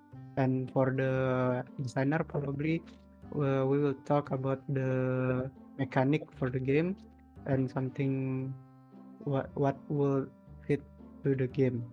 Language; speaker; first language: English; non-native, learner; Indonesian